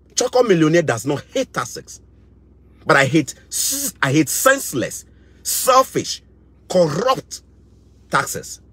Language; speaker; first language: English; non-native, local second language; Akan